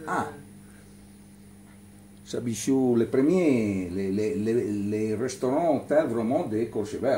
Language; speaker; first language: French; non-native, learner; Italian